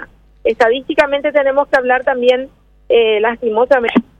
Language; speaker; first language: Spanish; native; Spanish